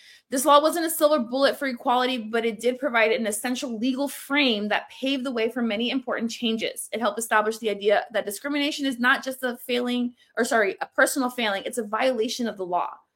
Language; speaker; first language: English; early bilingual, other home language; Spanish